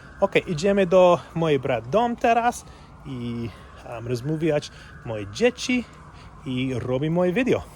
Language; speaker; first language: Polish; non-native, learner; English